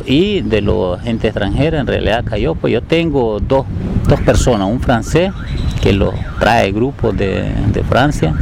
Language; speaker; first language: Spanish; native; Spanish